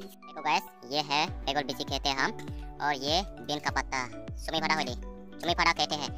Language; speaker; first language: Hindi; non-native, local second language; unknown